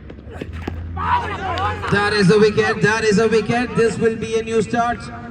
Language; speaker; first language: English; non-native, local second language; Malayalam